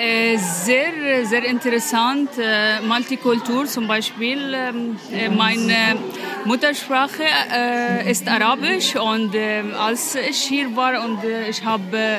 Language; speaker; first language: German; non-native, learner; Arabic